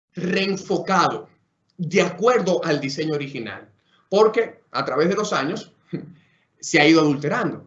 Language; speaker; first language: Spanish; native; Spanish